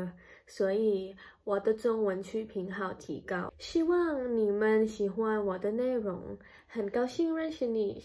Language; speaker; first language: Chinese; non-native, learner; Thai